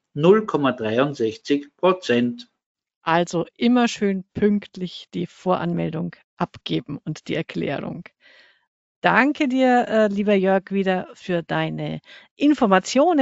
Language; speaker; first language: German; native; German